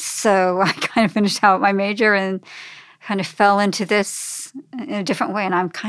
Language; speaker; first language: English; native; English